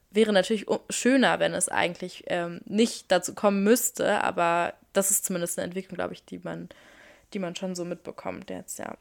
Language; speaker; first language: German; native; German